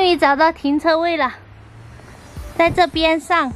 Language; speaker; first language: Chinese; native; Chinese